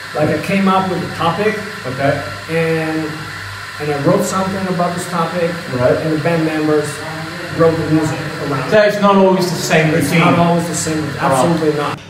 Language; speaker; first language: English; native; English